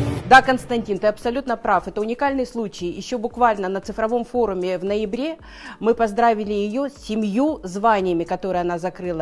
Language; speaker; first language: Russian; native; Russian